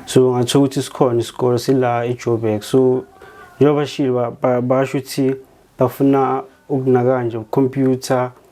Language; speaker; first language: Zulu; native; Zulu